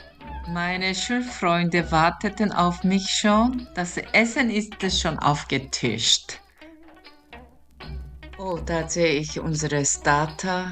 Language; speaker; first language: German; non-native, fluent; Korean